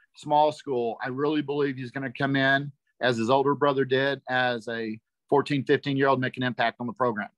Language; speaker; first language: English; native; English